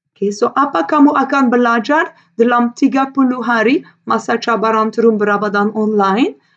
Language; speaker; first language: Malay; non-native, fluent; Dutch